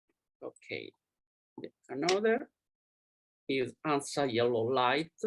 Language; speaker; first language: English; non-native, learner; Italian